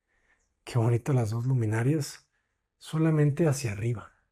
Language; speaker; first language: Spanish; native; Spanish